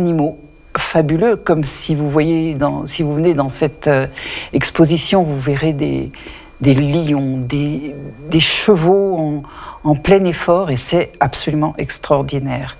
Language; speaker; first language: French; native; French